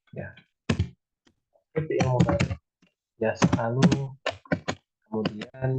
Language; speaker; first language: Indonesian; native; Indonesian